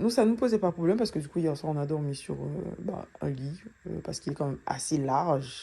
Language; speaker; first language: French; native; French